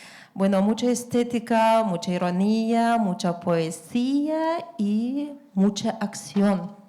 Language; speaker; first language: Spanish; non-native, fluent; Lithuanian